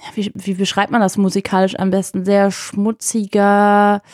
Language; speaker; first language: German; native; German